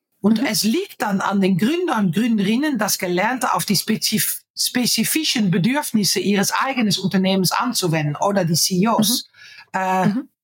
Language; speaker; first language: German; non-native, fluent; Dutch